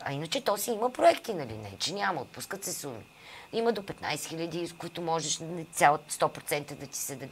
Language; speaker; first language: Bulgarian; native; Bulgarian